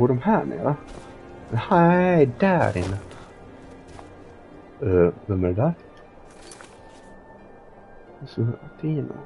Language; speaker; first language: Swedish; native; Swedish